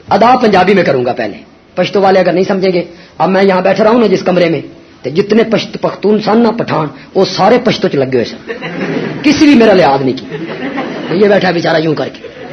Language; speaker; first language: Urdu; non-native, local second language; Punjabi